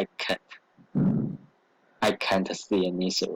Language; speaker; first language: English; non-native, learner; Chinese